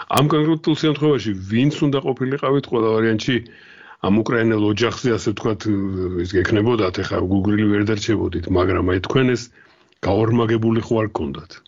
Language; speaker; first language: Georgian; native; Georgian